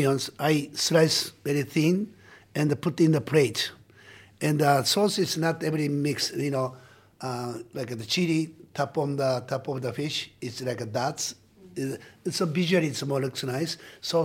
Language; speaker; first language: English; non-native, learner; Japanese